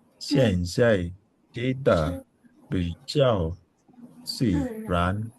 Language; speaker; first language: Chinese; non-native, learner; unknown